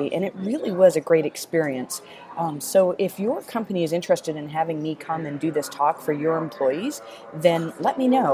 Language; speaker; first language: English; native; English